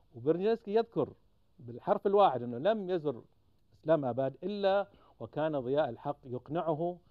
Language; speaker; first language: Arabic; native; Arabic